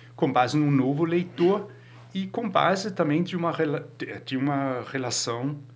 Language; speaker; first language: Portuguese; non-native, fluent; Danish